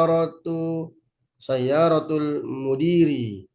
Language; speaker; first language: Arabic; non-native, learner; Indonesian